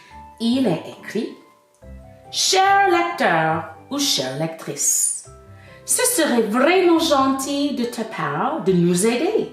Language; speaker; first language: French; non-native, fluent; English